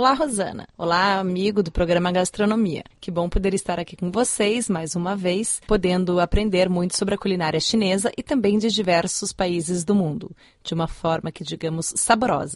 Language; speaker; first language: Portuguese; native; Portuguese